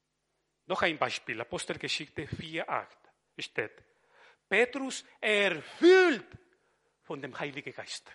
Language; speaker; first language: German; non-native, fluent; Spanish